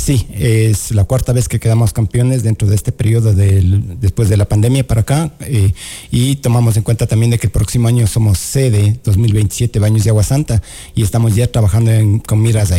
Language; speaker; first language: Spanish; native; Spanish